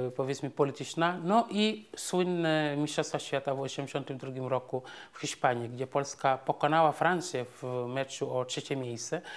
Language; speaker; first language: Polish; non-native, fluent; Serer